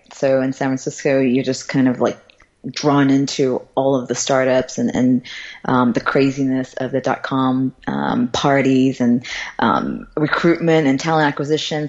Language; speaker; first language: English; early bilingual, other home language; Cantonese